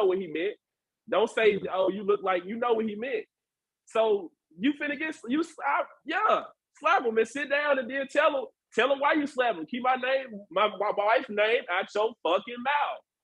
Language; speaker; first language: English; native; English